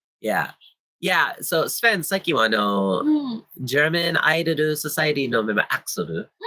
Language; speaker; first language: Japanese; non-native, fluent; English